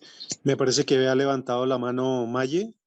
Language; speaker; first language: Spanish; native; Spanish